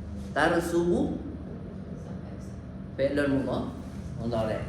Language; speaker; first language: Arabic; non-native, fluent; Malay